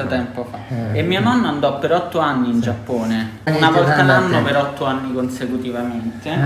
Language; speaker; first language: Italian; native; Italian